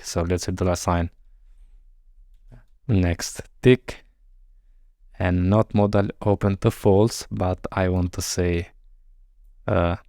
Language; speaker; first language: English; non-native, fluent; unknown